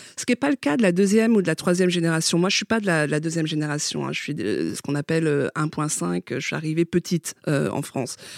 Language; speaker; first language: French; early bilingual, other home language; Vietnamese